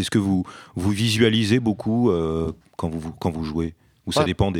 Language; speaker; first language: French; native; French